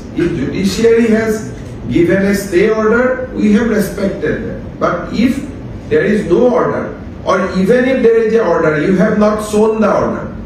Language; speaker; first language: English; non-native, local second language; Assamese